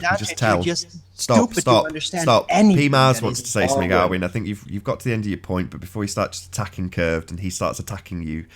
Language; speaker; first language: English; native; English